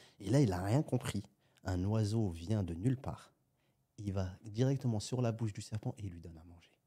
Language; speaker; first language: French; native; French